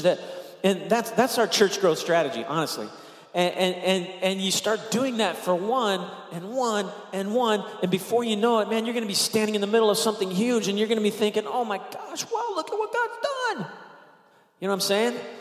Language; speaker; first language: English; native; English